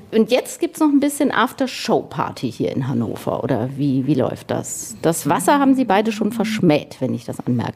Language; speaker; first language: German; native; German